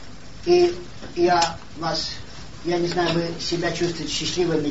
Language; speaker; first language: Polish; non-native, learner; Russian